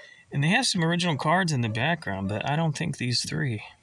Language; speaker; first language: English; native; English